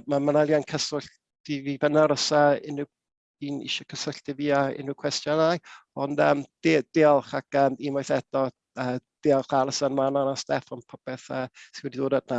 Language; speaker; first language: Welsh; non-native, local second language; English